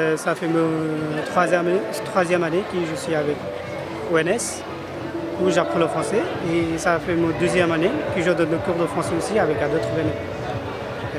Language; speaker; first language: French; non-native, fluent; Bangla